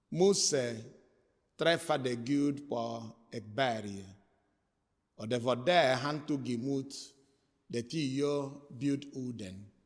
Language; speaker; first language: Swedish; non-native, fluent; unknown